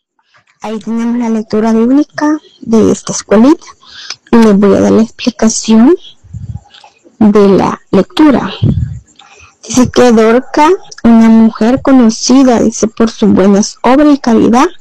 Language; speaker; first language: Spanish; native; Spanish